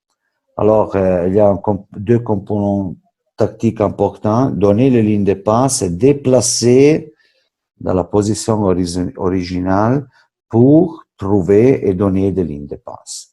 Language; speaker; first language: French; non-native, fluent; Italian